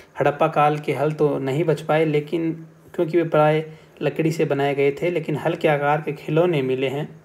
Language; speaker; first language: Hindi; native; Hindi